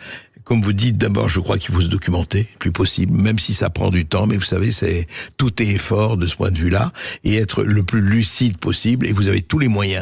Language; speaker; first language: French; native; French